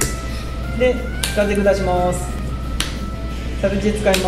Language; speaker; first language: Japanese; native; Japanese